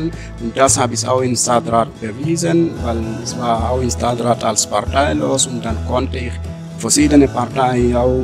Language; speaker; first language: German; non-native, learner; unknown